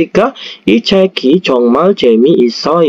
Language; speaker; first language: Korean; non-native, fluent; Indonesian